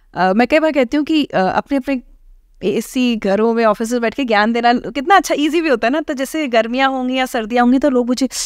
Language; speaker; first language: Hindi; native; Hindi